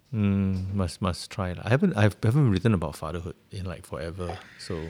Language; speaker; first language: English; native; English